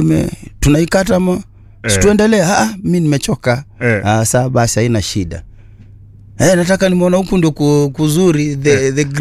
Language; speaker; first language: Swahili; native; Swahili